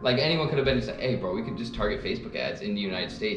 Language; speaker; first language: English; native; English